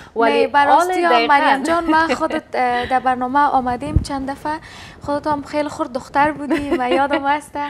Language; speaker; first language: Persian; non-native, local second language; Turkmen